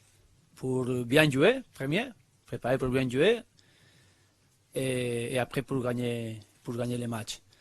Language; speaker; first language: French; non-native, learner; Spanish